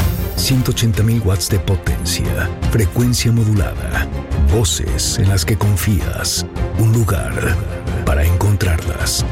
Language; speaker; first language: Spanish; native; Spanish